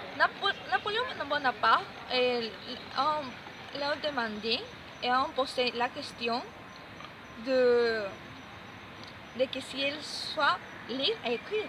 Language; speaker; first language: French; non-native, learner; Spanish